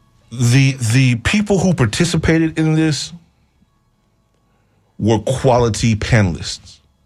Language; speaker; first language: English; native; English